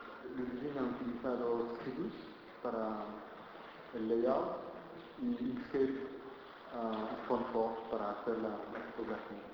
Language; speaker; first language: Spanish; non-native, fluent; French